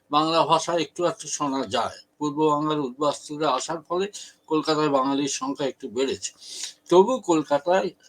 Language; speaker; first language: Bangla; native; Bangla